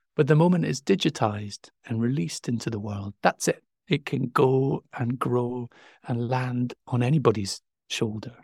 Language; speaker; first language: English; native; English